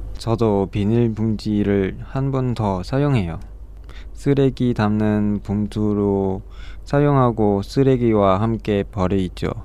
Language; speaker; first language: Korean; non-native, learner; Vietnamese